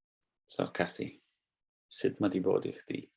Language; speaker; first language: Welsh; native; Welsh